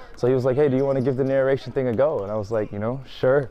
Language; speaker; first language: English; native; English